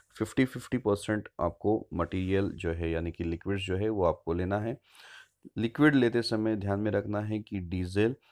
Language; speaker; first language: Hindi; non-native, local second language; Marathi